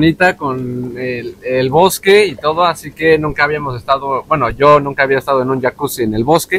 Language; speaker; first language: Spanish; native; Spanish